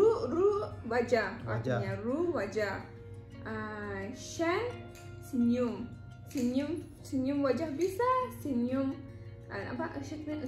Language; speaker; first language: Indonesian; non-native, learner; Turkish